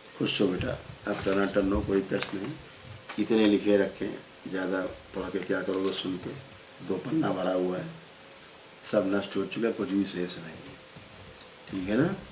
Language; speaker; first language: Hindi; native; Hindi